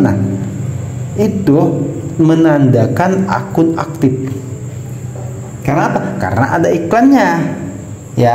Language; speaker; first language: Indonesian; native; Indonesian